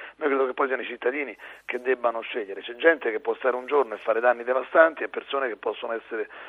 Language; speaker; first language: Italian; native; Italian